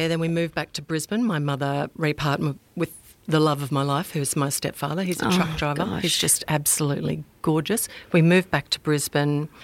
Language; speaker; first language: English; native; English